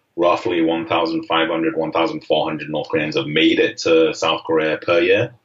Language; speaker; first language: English; native; English